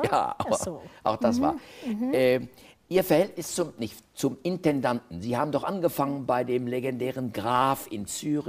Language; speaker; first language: German; native; German